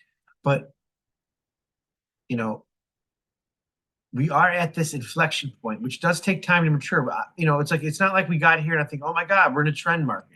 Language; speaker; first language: English; native; English